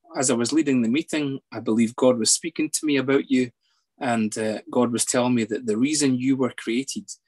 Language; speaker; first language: English; native; English